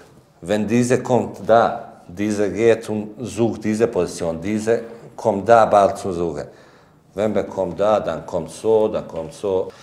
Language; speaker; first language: German; non-native, learner; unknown